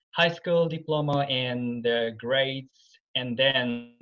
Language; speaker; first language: English; non-native, fluent; Japanese